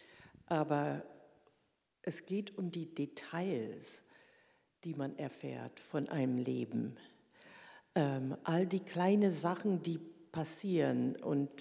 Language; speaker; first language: German; early bilingual, heritage; German